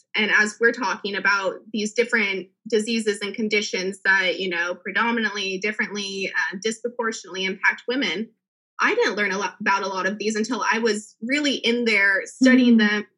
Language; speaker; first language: English; native; English